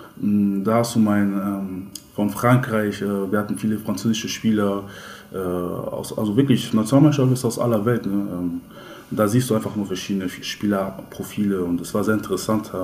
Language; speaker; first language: German; early bilingual, other home language; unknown